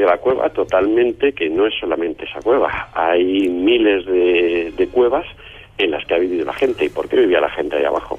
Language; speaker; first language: Spanish; native; Spanish